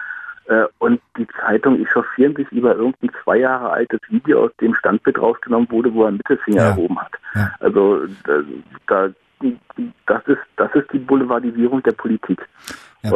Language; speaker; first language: German; native; German